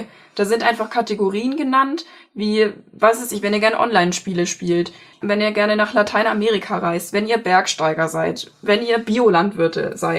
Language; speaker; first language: German; native; German